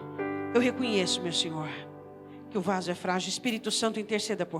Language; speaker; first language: Portuguese; native; Portuguese